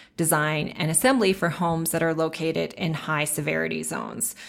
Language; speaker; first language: English; native; English